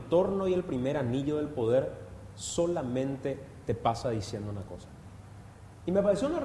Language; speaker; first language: Spanish; native; Spanish